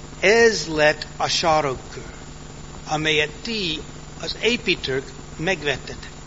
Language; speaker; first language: Hungarian; early bilingual, heritage; English